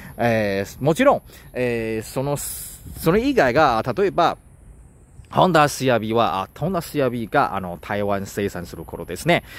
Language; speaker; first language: Japanese; non-native, learner; Chinese